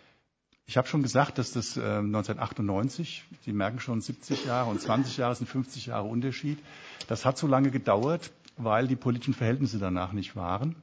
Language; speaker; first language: German; native; German